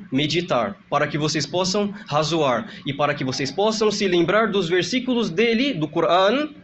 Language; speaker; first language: Portuguese; native; Portuguese